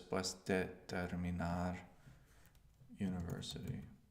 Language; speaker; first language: Spanish; non-native, learner; English